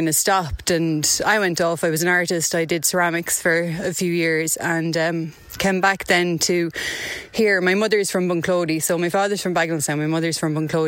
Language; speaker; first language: English; native; English